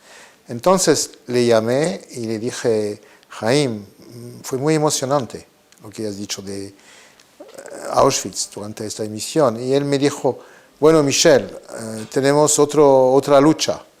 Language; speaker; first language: Spanish; early bilingual, heritage; Spanish